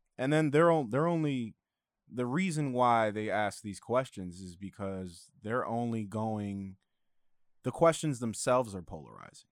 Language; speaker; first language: English; native; English